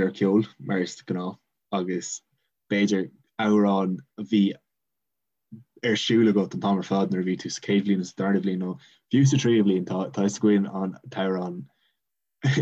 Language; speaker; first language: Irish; non-native, local second language; English